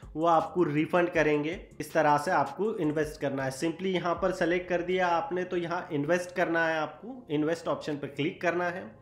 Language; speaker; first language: Hindi; native; Hindi